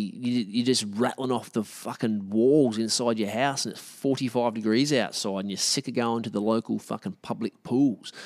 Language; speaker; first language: English; native; English